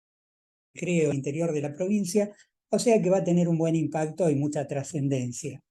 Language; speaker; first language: Spanish; native; Spanish